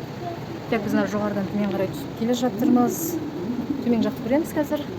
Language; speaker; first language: Kazakh; native; Kazakh